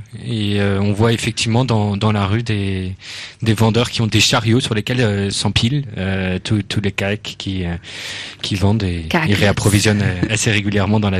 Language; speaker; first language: French; native; French